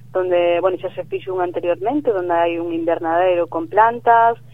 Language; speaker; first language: Spanish; non-native, local second language; Galician